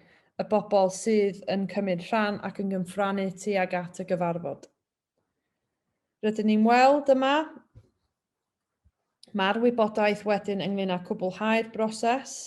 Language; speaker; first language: Welsh; native; Welsh